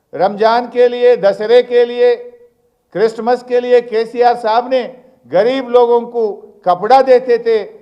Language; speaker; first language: Hindi; non-native, local second language; Telugu